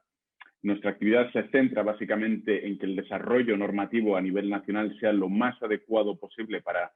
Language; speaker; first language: Spanish; native; Spanish